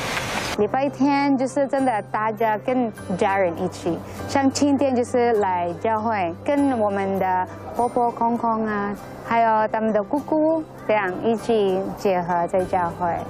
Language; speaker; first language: Chinese; non-native, fluent; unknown